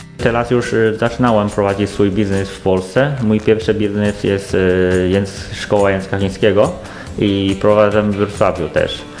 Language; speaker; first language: Polish; non-native, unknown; Chinese